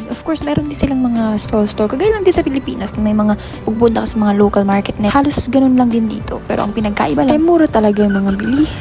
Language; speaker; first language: Filipino; native; Filipino